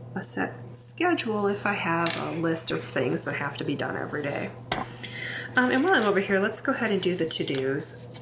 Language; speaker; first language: English; native; English